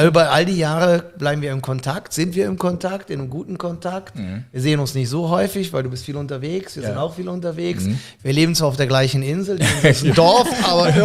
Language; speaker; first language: German; native; German